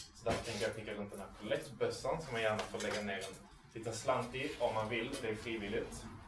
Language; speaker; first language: Swedish; native; Swedish